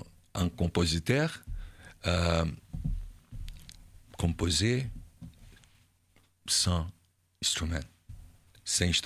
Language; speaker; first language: French; non-native, learner; Portuguese